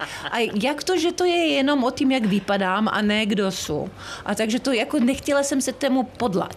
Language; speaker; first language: Czech; early bilingual, heritage; Czech